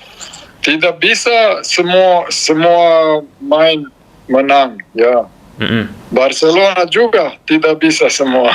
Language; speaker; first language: Indonesian; non-native, learner; Romanian